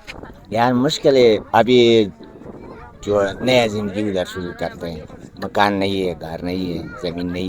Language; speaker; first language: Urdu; early bilingual, other home language; Pashto